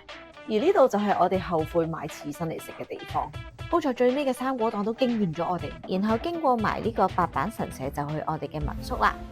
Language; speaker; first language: Cantonese; native; Cantonese